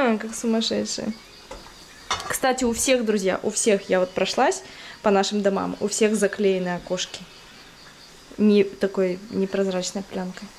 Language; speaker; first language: Russian; native; Russian